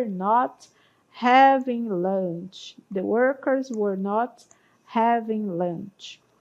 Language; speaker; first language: English; non-native, fluent; Portuguese